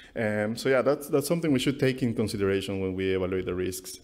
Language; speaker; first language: English; non-native, fluent; Spanish